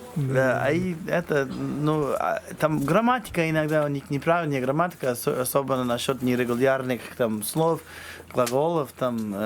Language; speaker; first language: Russian; non-native, fluent; English